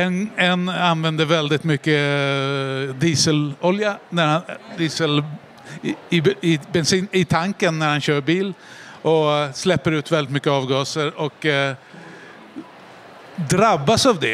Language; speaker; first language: Swedish; native; Swedish